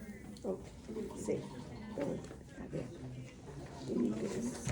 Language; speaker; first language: Spanish; early bilingual, heritage; Spanish